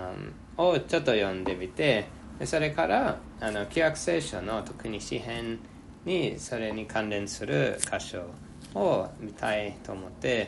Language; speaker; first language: Japanese; non-native, fluent; English